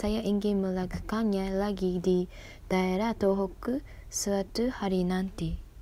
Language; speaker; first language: Indonesian; non-native, learner; Japanese